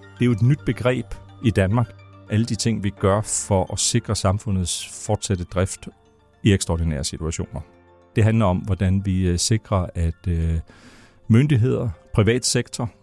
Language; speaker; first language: Danish; native; Danish